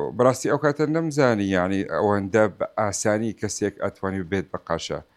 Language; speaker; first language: Central Kurdish; non-native, local second language; Arabic